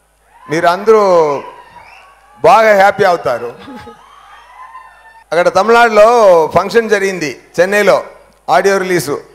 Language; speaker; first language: Telugu; non-native, fluent; Tamil